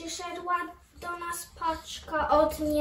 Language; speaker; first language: Polish; early bilingual, heritage; Polish